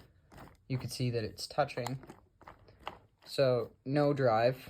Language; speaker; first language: English; native; English